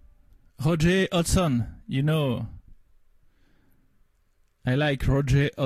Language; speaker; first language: English; non-native, learner; French